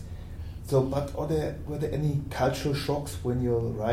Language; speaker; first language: English; non-native, fluent; German